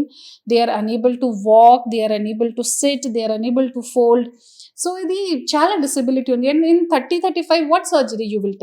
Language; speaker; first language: English; non-native, local second language; Hindi